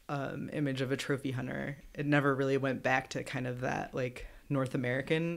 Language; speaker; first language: English; native; English